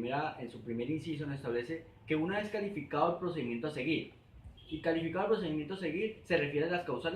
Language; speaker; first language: Spanish; native; Spanish